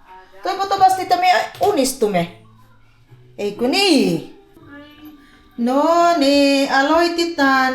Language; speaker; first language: Finnish; non-native, learner; Filipino